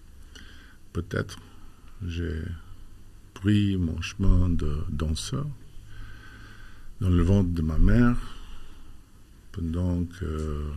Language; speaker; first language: French; non-native, fluent; Albanian